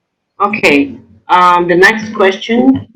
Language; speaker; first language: English; non-native, fluent; Indonesian